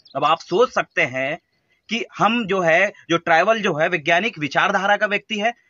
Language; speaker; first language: Hindi; native; Hindi